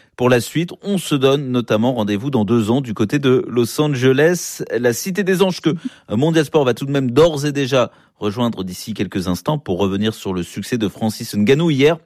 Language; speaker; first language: French; native; French